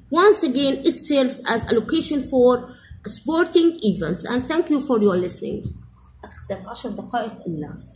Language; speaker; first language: English; non-native, fluent; Arabic